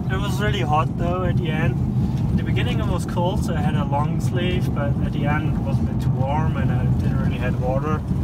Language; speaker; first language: English; non-native, fluent; German